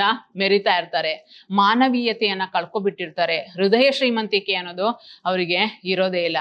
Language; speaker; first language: Kannada; native; Kannada